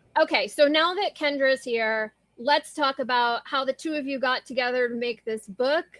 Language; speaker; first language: English; native; English